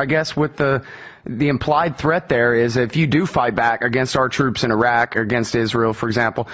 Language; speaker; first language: English; native; English